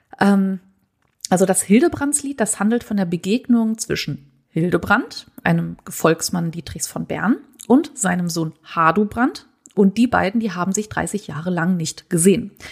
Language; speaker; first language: German; native; German